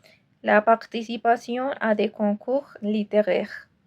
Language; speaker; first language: French; non-native, fluent; Spanish